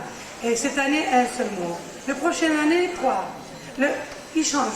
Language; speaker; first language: French; non-native, learner; Spanish